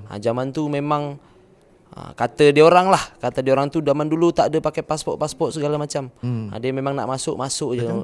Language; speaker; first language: Malay; early bilingual, other home language; Indonesian